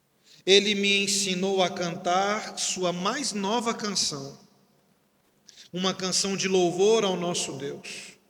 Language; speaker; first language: Portuguese; native; Portuguese